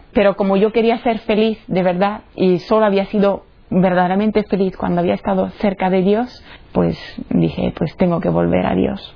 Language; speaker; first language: Spanish; non-native, fluent; Italian